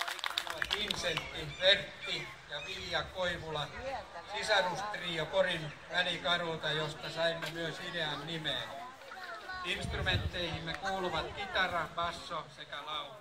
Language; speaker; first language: Finnish; native; Finnish